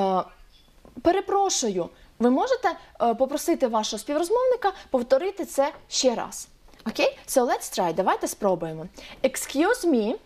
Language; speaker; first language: Ukrainian; native; Ukrainian